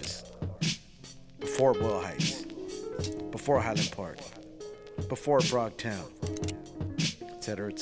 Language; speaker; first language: English; native; English